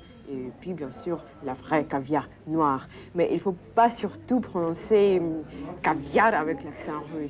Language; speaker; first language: French; non-native, fluent; Russian